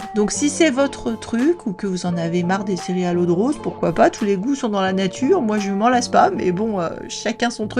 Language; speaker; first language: French; native; French